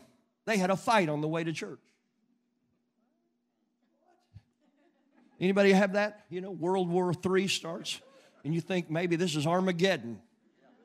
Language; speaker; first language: English; native; English